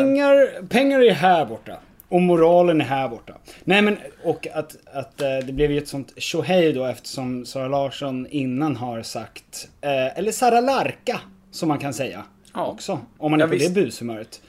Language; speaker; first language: Swedish; native; Swedish